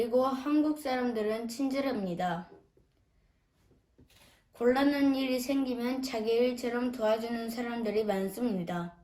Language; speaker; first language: Korean; early bilingual, heritage; Korean